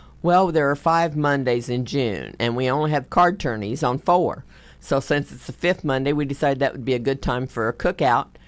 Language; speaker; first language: English; native; English